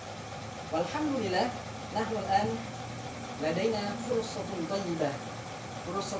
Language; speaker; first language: Arabic; non-native, learner; Indonesian